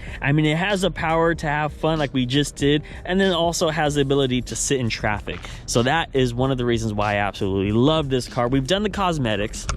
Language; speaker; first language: English; native; English